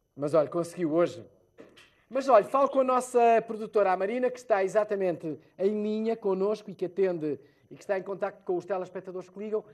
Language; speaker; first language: Portuguese; native; Portuguese